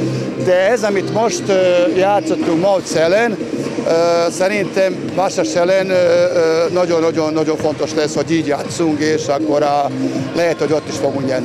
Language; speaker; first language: Hungarian; non-native, learner; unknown